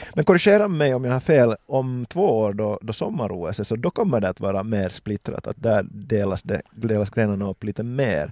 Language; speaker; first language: Swedish; native; Swedish